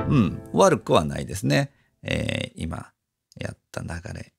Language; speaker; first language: Japanese; native; Japanese